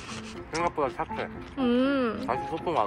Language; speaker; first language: Korean; native; Korean